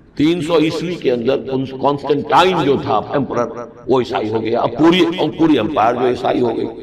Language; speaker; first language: Urdu; native; Urdu